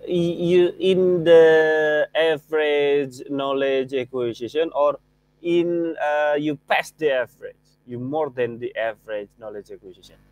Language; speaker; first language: English; non-native, fluent; Indonesian